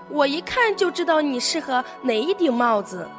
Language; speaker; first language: Chinese; native; Chinese